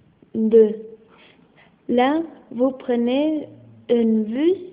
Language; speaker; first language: French; non-native, learner; Spanish